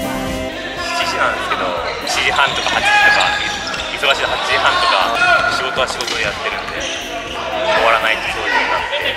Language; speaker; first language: Japanese; native; Japanese